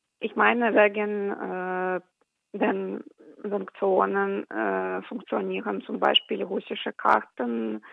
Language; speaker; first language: German; non-native, fluent; Russian